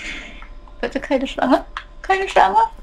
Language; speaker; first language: German; native; German